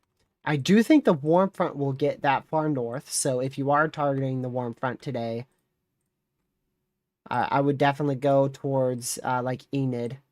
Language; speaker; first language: English; native; English